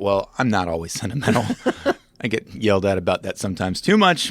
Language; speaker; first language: English; native; English